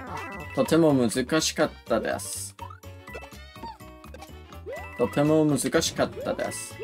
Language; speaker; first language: Japanese; non-native, learner; English